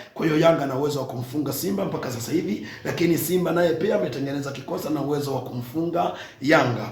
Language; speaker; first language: Swahili; native; Swahili